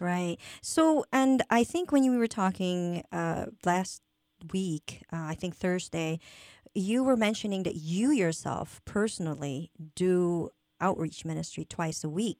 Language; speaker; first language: English; non-native, local second language; Filipino